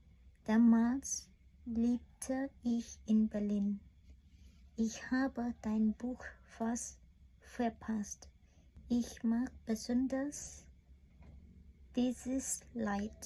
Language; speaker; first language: German; non-native, learner; Khmer